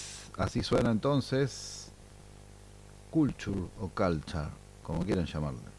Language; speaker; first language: Spanish; native; Spanish